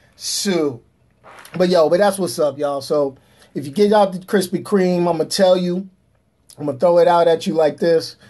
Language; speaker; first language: English; native; English